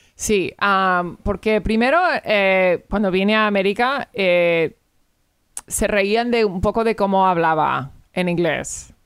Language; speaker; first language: Spanish; early bilingual, heritage; Spanish